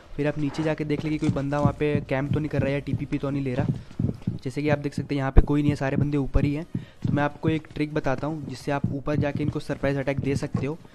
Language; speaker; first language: Hindi; native; Hindi